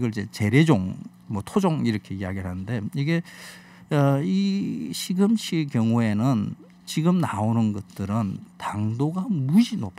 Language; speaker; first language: Korean; native; Korean